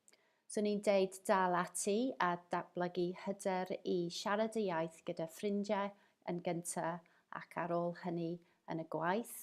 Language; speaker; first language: Welsh; non-native, fluent; English